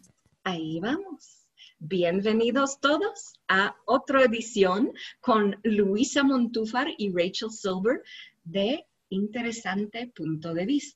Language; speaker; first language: Spanish; non-native, learner; English